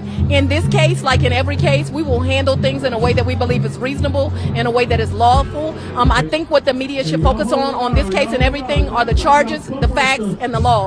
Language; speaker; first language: English; native; English